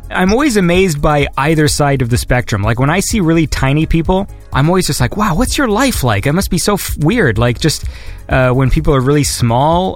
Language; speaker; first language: English; native; English